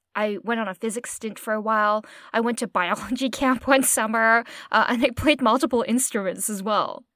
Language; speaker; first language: English; native; English